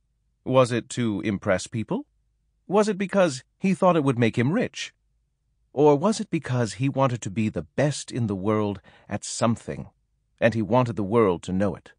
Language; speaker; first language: English; native; English